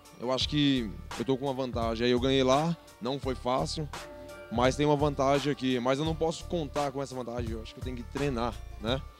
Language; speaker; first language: Portuguese; native; Portuguese